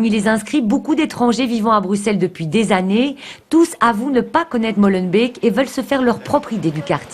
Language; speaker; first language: French; native; French